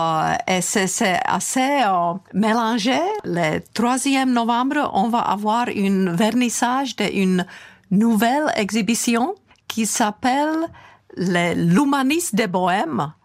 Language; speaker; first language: French; non-native, fluent; Czech